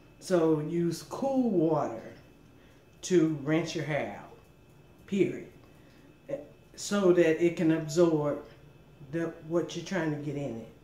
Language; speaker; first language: English; native; English